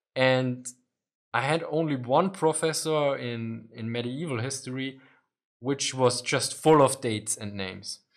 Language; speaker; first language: English; non-native, fluent; German